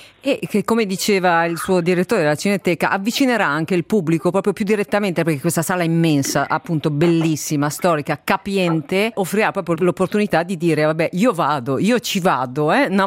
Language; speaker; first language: Italian; native; Italian